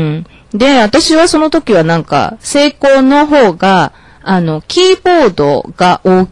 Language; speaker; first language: Japanese; non-native, fluent; Chinese